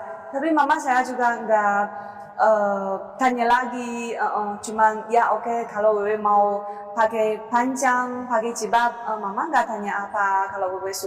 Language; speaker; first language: Indonesian; non-native, learner; Chinese